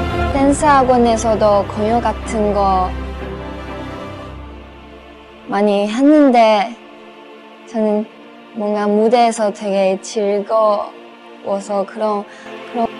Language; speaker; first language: Korean; non-native, learner; Chinese